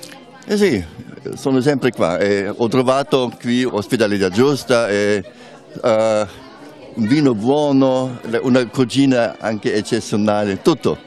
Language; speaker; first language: Italian; non-native, fluent; German